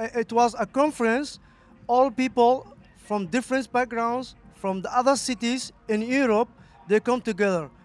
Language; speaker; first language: English; non-native, fluent; Somali